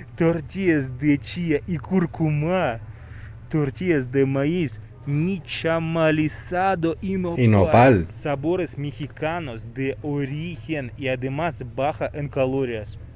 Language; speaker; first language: Spanish; non-native, learner; Russian